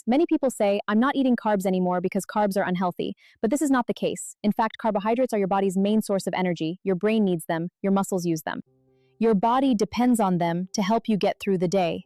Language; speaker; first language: English; non-native, fluent; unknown